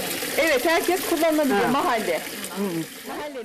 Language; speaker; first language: Turkish; native; Turkish